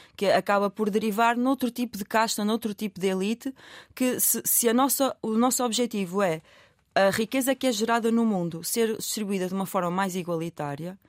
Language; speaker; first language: Portuguese; native; Portuguese